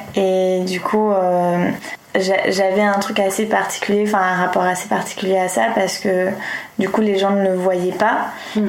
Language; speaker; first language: French; native; French